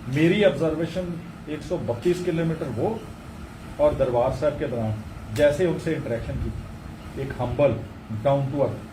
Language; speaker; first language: Hindi; non-native, local second language; Punjabi